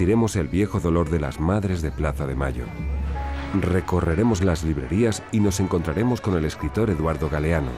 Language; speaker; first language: Spanish; native; Spanish